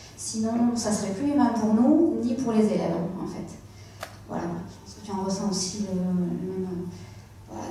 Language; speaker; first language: French; native; French